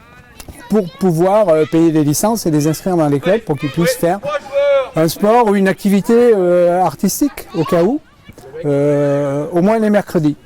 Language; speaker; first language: French; native; French